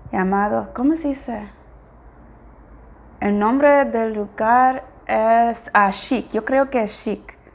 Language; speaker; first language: Spanish; non-native, fluent; English